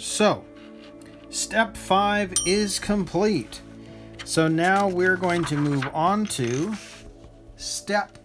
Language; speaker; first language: English; native; English